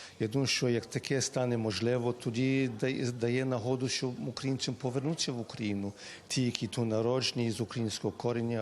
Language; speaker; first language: Ukrainian; early bilingual, heritage; Ukrainian